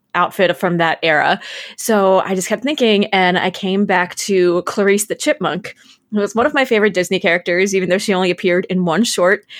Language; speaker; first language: English; native; English